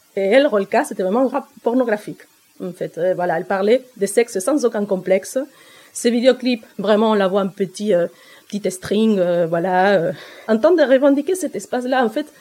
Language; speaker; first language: French; non-native, fluent; Spanish